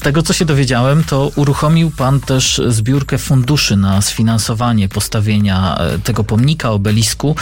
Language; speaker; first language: Polish; native; Polish